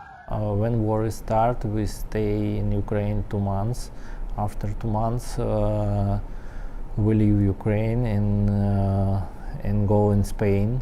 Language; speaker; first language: English; non-native, learner; Ukrainian